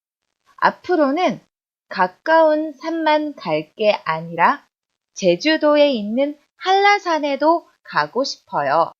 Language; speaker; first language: Korean; native; Korean